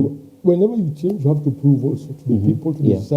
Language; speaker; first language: English; non-native, local second language; Swahili